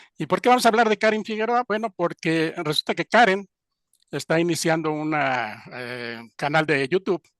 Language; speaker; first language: Spanish; native; Spanish